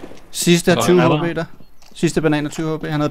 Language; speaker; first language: Danish; native; Danish